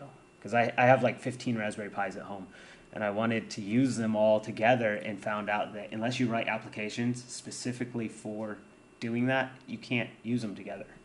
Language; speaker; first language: English; native; English